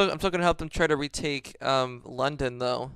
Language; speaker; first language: English; native; English